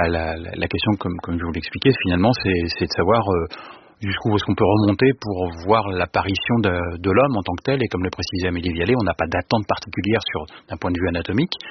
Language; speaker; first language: French; native; French